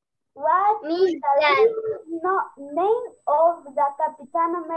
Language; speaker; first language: English; non-native, learner; Spanish